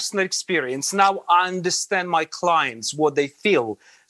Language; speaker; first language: English; non-native, fluent; Latvian